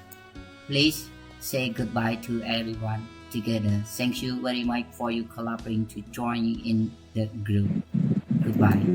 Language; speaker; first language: English; non-native, learner; Khmer